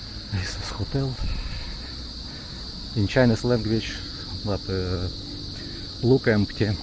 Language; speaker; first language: English; non-native, learner; Russian